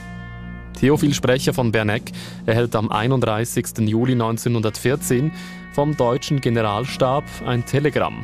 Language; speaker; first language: German; native; German